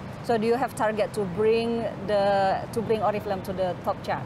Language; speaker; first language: English; non-native, fluent; Indonesian